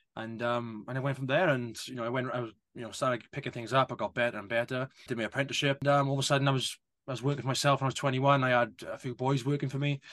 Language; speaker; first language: English; native; English